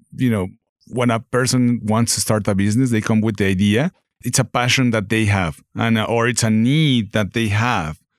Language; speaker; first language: English; non-native, fluent; Spanish